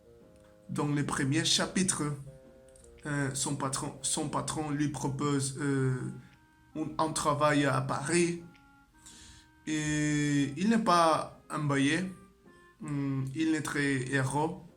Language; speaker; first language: French; non-native, learner; Spanish